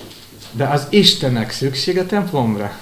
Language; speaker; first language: Hungarian; non-native, fluent; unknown